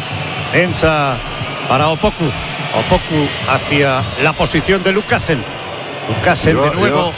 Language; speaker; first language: Spanish; native; Spanish